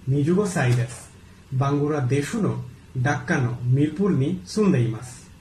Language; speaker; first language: Japanese; non-native, learner; Bangla